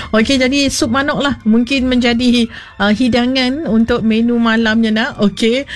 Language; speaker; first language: Malay; native; Malay